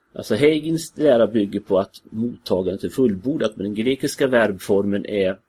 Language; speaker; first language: Swedish; native; Swedish